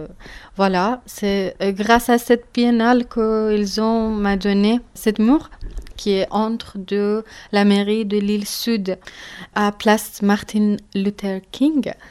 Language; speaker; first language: French; non-native, learner; Persian